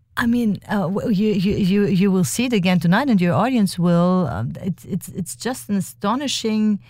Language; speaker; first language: English; early bilingual, other home language; German